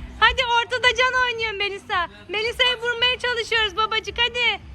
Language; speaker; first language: Turkish; native; Turkish